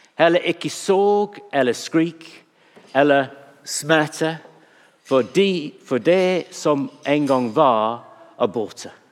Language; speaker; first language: Norwegian; non-native, fluent; English